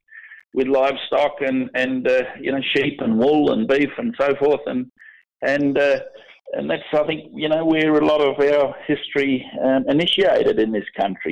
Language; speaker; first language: English; native; English